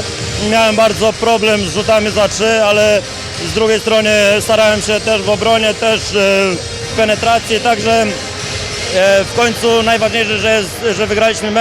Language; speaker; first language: Polish; non-native, fluent; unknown